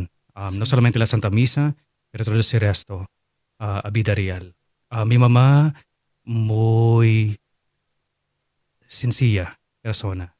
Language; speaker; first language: Spanish; non-native, fluent; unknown